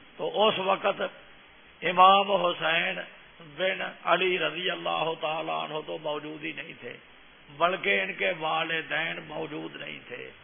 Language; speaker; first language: Urdu; non-native, local second language; Punjabi